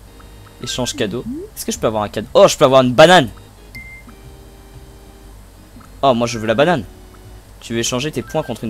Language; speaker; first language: French; native; French